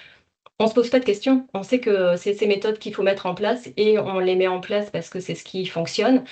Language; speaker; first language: French; native; French